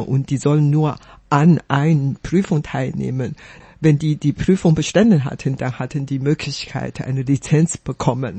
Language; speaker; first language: German; non-native, fluent; Chinese